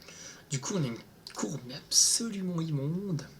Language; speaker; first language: French; native; French